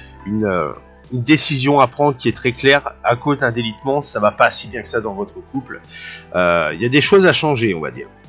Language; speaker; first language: French; native; French